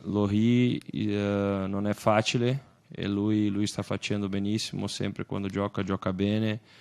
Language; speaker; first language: Italian; non-native, fluent; Portuguese